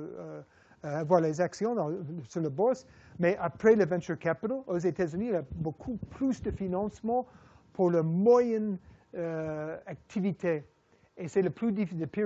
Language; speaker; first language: French; non-native, fluent; English